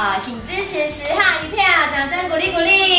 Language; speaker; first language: Chinese; native; Chinese